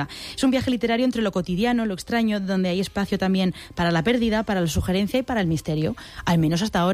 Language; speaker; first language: Spanish; native; Spanish